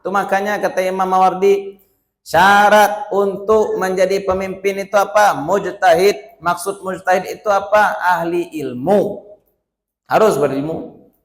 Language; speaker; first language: Malay; non-native, local second language; Minangkabau